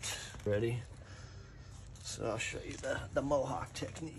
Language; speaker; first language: English; native; English